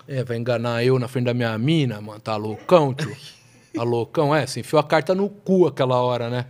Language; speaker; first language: Portuguese; native; Portuguese